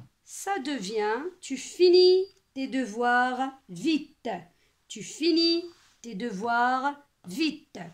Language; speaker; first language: French; non-native, local second language; Arabic